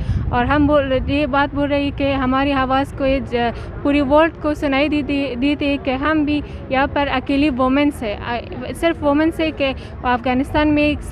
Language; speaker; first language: Hindi; non-native, local second language; Persian